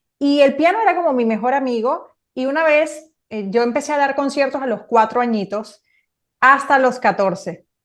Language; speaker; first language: Spanish; native; Spanish